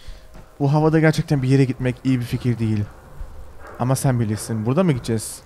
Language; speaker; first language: Turkish; early bilingual, heritage; Turkish